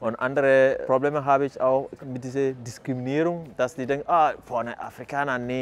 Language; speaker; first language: German; non-native, fluent; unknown